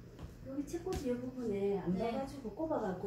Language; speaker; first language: Korean; native; Korean